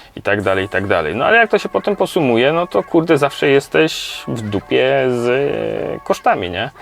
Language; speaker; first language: Polish; native; Polish